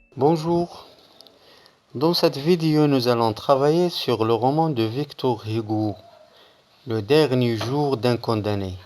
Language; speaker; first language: French; non-native, local second language; Arabic